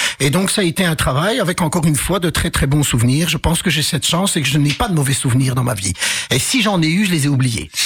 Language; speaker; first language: French; early bilingual, other home language; Arabic